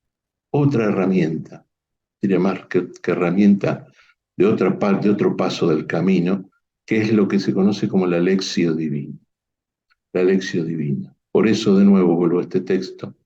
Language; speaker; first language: Spanish; native; Spanish